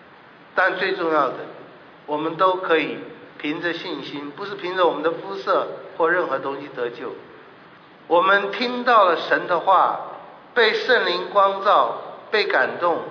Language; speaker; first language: Chinese; native; Chinese